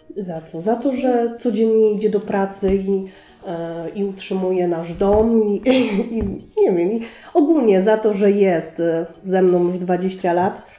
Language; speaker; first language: Polish; native; Polish